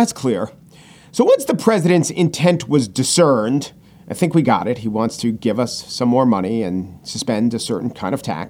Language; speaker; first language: English; native; English